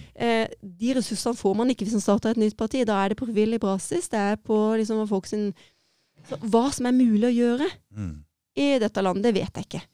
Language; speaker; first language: Norwegian; native; Norwegian